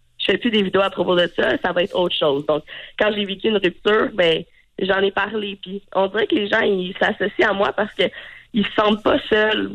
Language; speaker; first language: French; native; French